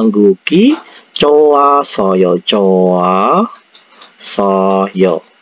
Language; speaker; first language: Korean; non-native, fluent; Indonesian